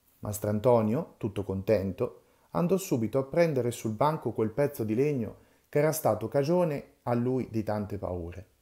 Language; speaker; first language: Italian; native; Italian